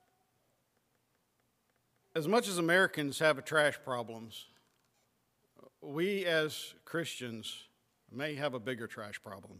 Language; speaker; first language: English; native; English